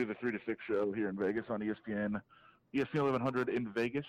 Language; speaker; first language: English; native; English